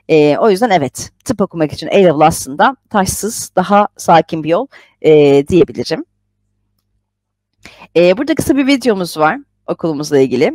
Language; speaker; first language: Turkish; native; Turkish